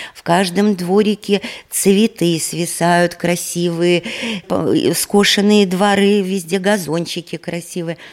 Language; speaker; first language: Russian; native; Russian